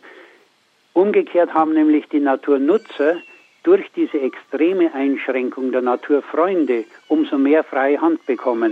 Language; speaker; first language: German; native; German